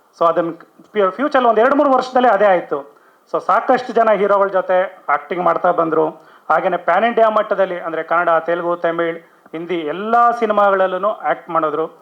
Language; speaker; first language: Kannada; native; Kannada